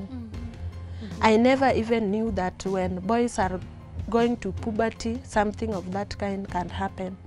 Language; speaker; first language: English; non-native, local second language; Luo (Kenya and Tanzania)